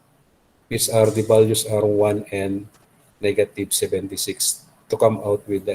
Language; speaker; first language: English; non-native, local second language; Filipino